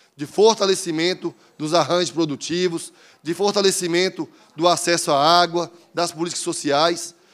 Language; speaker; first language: Portuguese; native; Portuguese